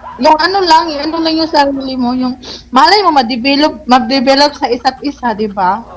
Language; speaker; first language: Filipino; non-native, local second language; Cebuano